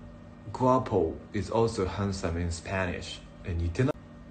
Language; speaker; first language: English; non-native, learner; Japanese